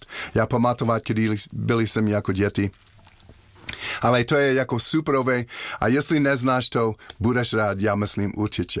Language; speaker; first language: Czech; non-native, learner; English